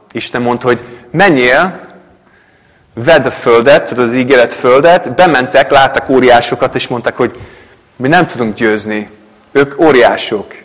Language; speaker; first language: Hungarian; non-native, fluent; English